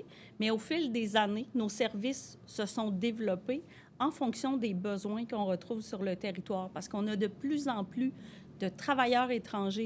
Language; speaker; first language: French; native; French